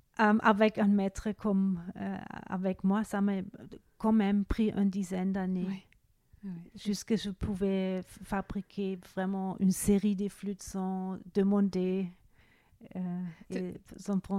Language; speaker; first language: French; non-native, fluent; German